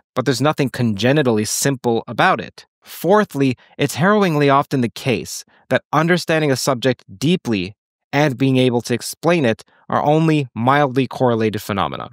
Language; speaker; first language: English; native; English